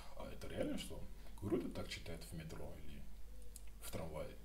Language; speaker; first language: Russian; non-native, learner; Yoruba